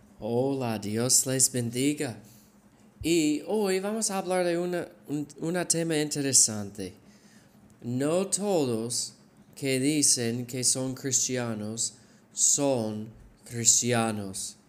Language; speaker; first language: Spanish; non-native, fluent; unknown